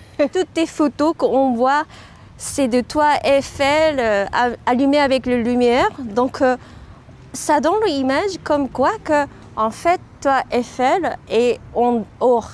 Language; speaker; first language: French; non-native, fluent; Japanese